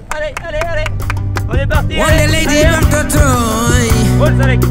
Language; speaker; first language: French; native; French